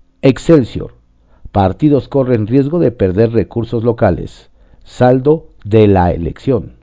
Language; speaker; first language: Spanish; native; Spanish